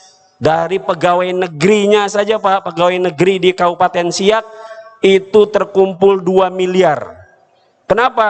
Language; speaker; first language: Indonesian; native; Indonesian